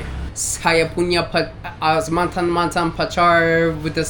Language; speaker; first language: Indonesian; non-native, learner; English